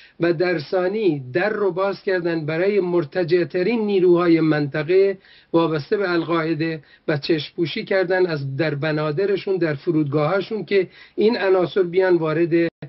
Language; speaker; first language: Persian; non-native, local second language; Kurdish